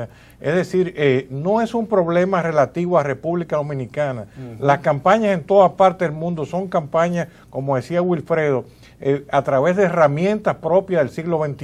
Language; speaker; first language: Spanish; native; Spanish